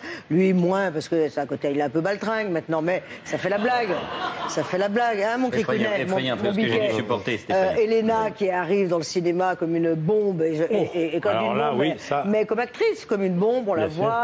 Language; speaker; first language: French; native; French